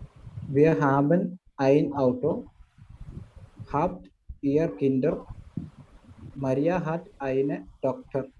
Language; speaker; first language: German; non-native, learner; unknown